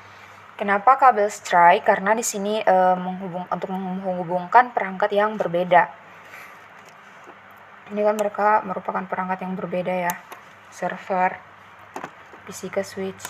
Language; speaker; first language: Indonesian; native; Indonesian